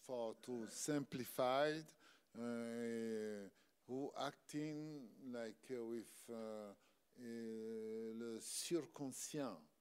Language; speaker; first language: English; non-native, learner; French